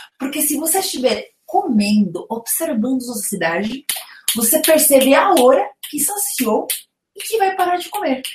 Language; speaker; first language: Portuguese; non-native, fluent; Spanish